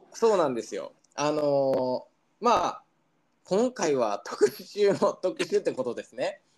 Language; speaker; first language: Japanese; native; Japanese